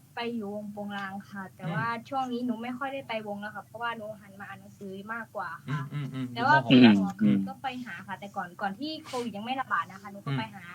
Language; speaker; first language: Thai; native; Thai